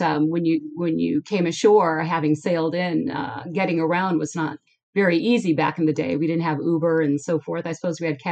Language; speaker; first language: English; native; English